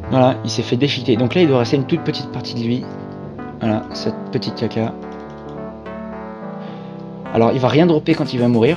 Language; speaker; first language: French; native; French